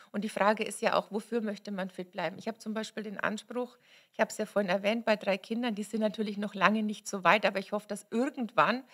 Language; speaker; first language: German; native; German